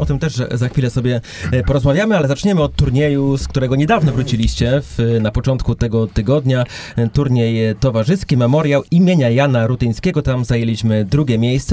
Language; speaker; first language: Polish; native; Polish